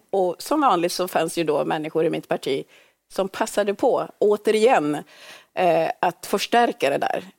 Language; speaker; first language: Swedish; early bilingual, other home language; Swahili